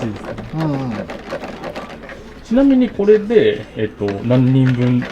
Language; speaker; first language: Japanese; native; Japanese